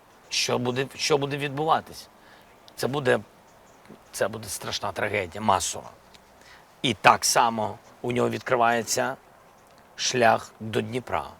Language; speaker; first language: Ukrainian; non-native, local second language; Russian